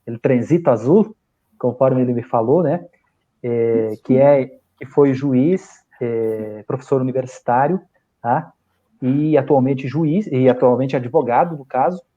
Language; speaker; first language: Portuguese; native; Portuguese